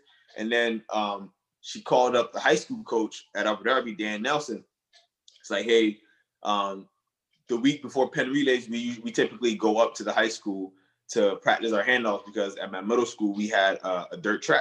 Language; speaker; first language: English; early bilingual, other home language; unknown